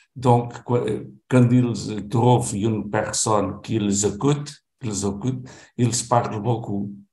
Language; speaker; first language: French; non-native, fluent; Portuguese